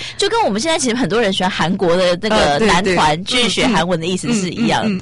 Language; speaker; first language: Chinese; native; Chinese